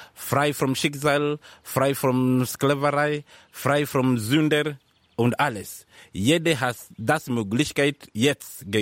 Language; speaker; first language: German; non-native, learner; Swahili